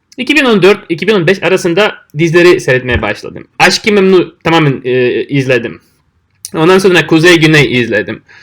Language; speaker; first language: Turkish; non-native, fluent; Russian